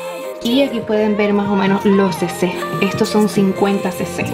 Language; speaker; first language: Spanish; native; Spanish